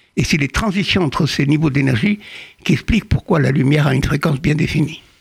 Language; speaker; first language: French; native; French